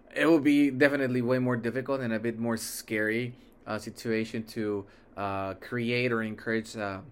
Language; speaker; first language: English; early bilingual, other home language; Spanish